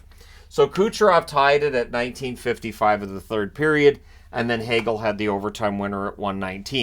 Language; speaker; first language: English; native; English